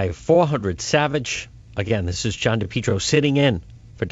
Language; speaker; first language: English; native; English